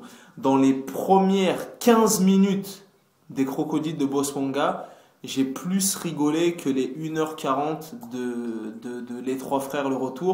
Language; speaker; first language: French; native; French